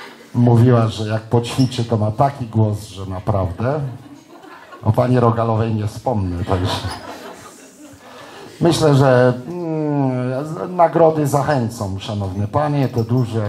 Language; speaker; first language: Polish; native; Polish